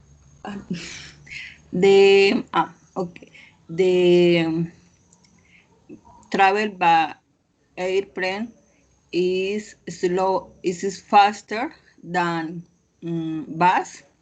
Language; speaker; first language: English; non-native, learner; Spanish